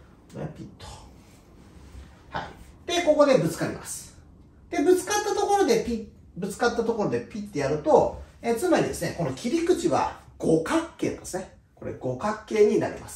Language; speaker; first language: Japanese; native; Japanese